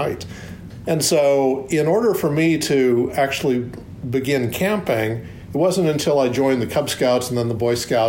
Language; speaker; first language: English; native; English